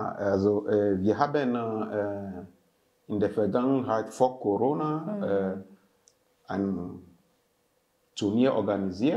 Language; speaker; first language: German; non-native, fluent; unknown